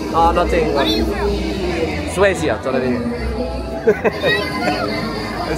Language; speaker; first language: Spanish; non-native, fluent; Swedish